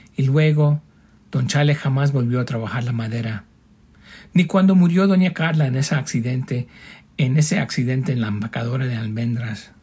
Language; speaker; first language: Spanish; early bilingual, heritage; Spanish